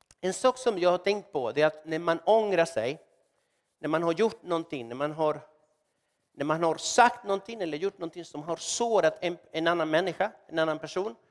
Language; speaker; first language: Swedish; non-native, fluent; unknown